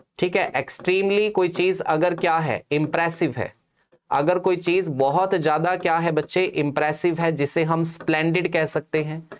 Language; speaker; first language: Hindi; non-native, local second language; Punjabi